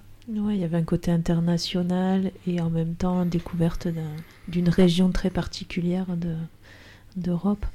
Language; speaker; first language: French; native; French